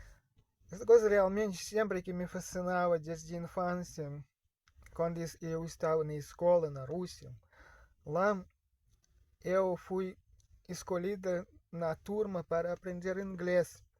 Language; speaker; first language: Portuguese; non-native, fluent; Russian